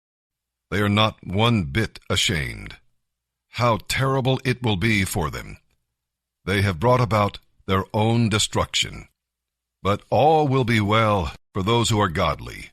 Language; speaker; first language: English; native; English